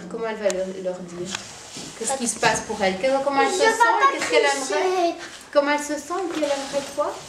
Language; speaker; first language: French; native; French